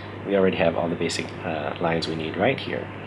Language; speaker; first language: English; native; English